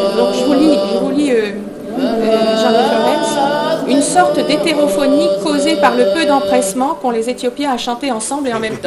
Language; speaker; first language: French; native; French